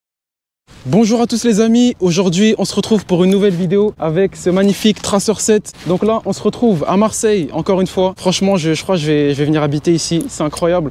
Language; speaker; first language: French; native; French